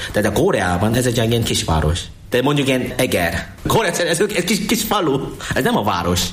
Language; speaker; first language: Hungarian; non-native, learner; Korean